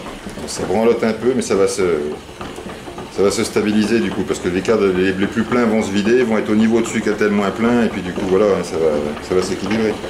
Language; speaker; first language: French; native; French